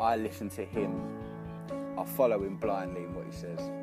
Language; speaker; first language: English; native; English